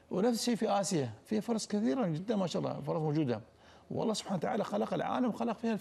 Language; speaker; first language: Arabic; native; Arabic